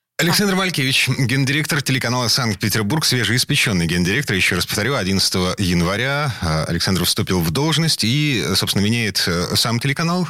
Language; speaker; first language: Russian; native; Russian